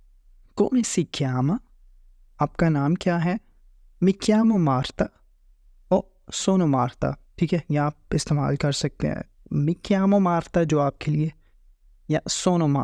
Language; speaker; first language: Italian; non-native, fluent; Urdu